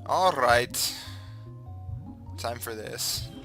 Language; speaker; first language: English; native; English